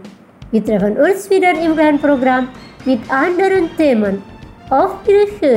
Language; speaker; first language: German; non-native, fluent; Indonesian